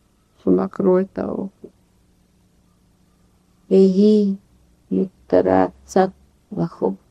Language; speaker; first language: Hebrew; non-native, fluent; Yiddish